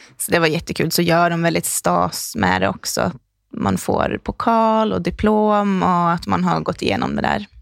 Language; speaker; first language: Swedish; native; Swedish